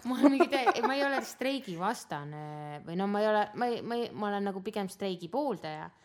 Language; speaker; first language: Estonian; native; Estonian